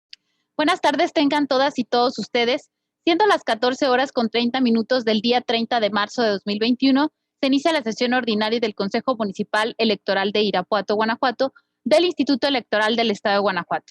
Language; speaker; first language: Spanish; native; Spanish